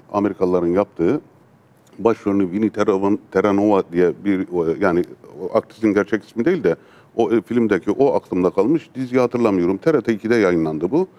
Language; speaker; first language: Turkish; native; Turkish